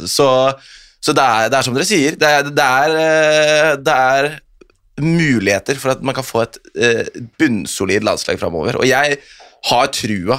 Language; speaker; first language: Norwegian; native; Norwegian